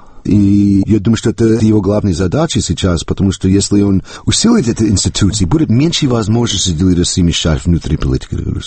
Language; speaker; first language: Russian; non-native, fluent; English